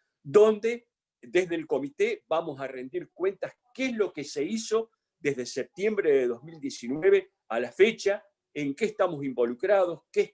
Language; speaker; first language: Spanish; native; Spanish